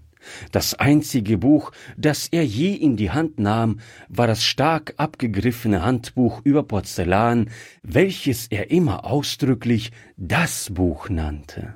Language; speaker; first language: German; native; German